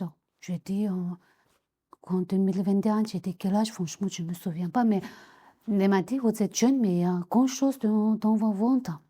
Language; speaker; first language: French; non-native, learner; Tibetan